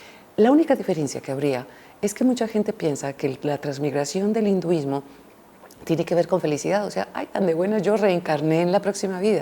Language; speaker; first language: Spanish; native; Spanish